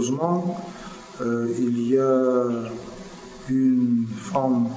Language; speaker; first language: French; non-native, learner; Russian